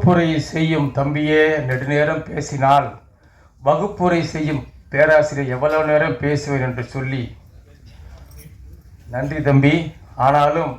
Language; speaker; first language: Tamil; native; Tamil